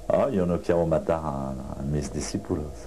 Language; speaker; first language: Spanish; non-native, learner; French